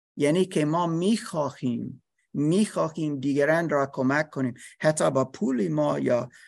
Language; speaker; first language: Persian; non-native, learner; English